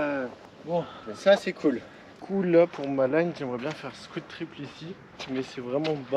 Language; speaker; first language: French; native; French